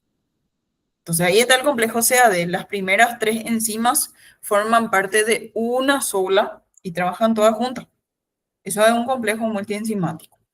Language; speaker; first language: Spanish; native; Spanish